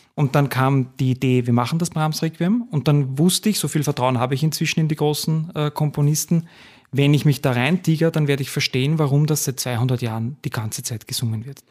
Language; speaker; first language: German; native; German